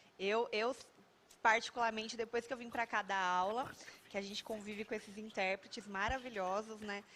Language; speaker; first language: Portuguese; native; Portuguese